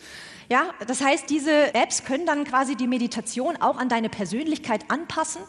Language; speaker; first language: German; native; German